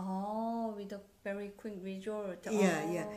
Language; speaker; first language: English; non-native, learner; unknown